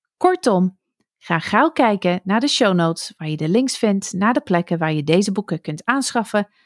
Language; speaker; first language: Dutch; non-native, fluent; English